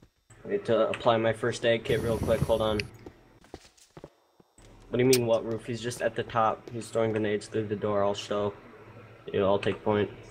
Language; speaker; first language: English; native; English